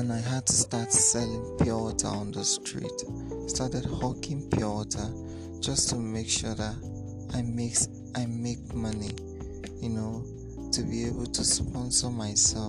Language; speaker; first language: English; non-native, local second language; Ibibio